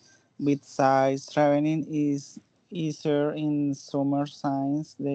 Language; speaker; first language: English; non-native, learner; Spanish